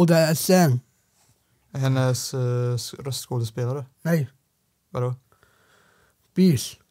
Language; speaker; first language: Swedish; native; Swedish